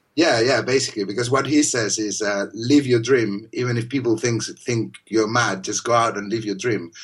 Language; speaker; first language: English; non-native, fluent; Spanish